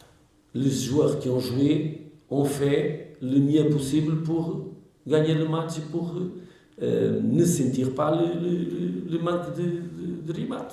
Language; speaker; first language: French; non-native, learner; Portuguese